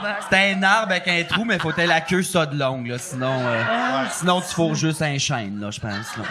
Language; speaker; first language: French; native; French